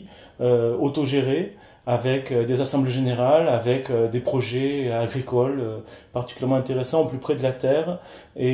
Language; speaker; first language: French; native; French